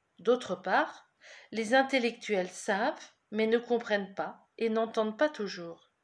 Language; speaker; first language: French; native; French